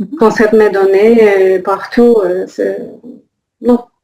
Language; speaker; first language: French; non-native, learner; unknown